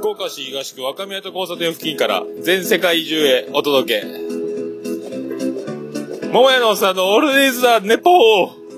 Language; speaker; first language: Japanese; native; Japanese